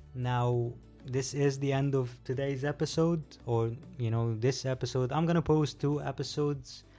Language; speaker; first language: English; non-native, fluent; Arabic